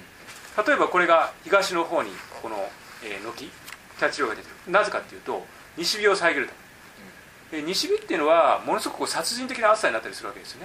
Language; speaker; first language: Japanese; native; Japanese